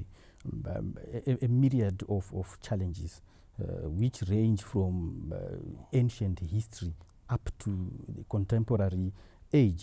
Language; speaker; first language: English; non-native, local second language; Shona